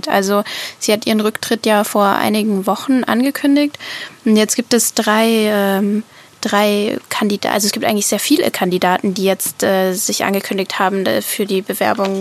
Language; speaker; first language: German; native; German